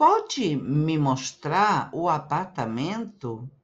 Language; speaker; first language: Portuguese; non-native, fluent; Spanish